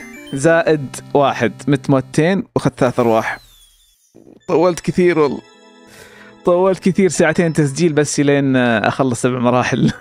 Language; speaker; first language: Arabic; native; Arabic